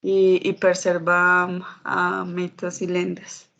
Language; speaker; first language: Portuguese; non-native, learner; Spanish